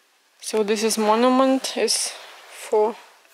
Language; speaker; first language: English; non-native, fluent; Lithuanian